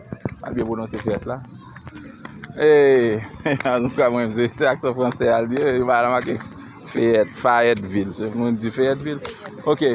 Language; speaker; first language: French; non-native, local second language; Haitian Creole